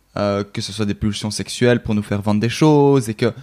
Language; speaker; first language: French; native; French